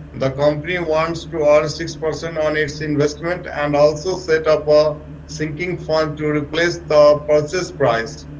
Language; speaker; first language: English; non-native, local second language; Nepali